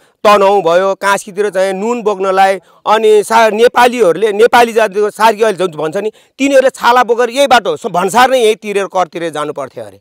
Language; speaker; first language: Nepali; native; Nepali